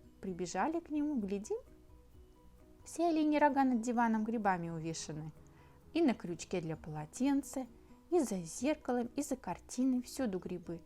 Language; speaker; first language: Russian; native; Russian